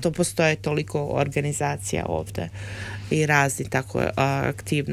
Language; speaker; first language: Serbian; early bilingual, heritage; Serbian